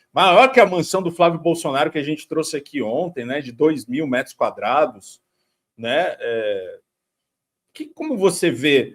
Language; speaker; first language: Portuguese; native; Portuguese